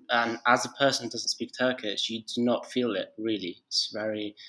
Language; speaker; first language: English; non-native, fluent; Arabic